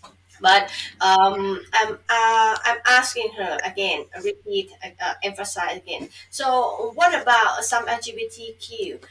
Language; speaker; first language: English; non-native, fluent; Thai